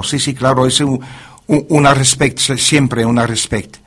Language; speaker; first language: Spanish; non-native, learner; French